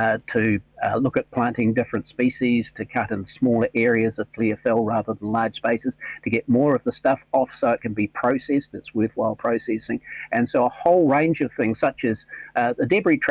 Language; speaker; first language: English; native; English